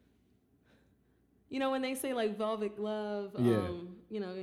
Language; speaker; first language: English; early bilingual, other home language; Haitian Creole